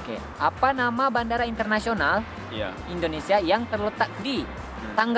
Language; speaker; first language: Indonesian; native; Indonesian